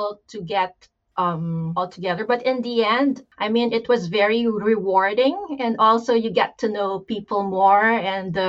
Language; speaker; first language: English; non-native, local second language; Pampanga